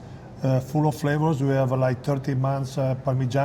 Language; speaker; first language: English; non-native, fluent; Italian